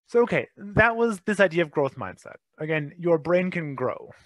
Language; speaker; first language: English; native; English